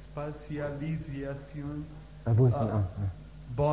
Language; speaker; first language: French; non-native, learner; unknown